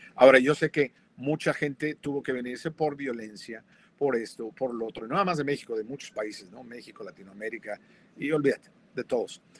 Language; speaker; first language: Spanish; native; Spanish